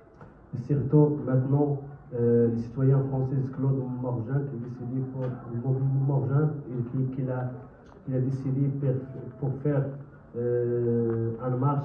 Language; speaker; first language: French; non-native, learner; Arabic